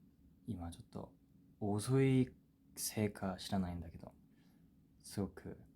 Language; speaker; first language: Japanese; non-native, fluent; Korean